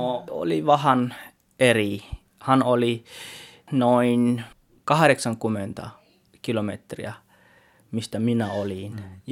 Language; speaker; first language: Finnish; non-native, learner; Tswana